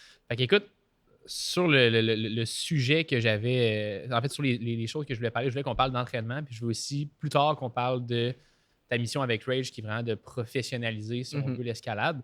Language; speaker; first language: French; native; French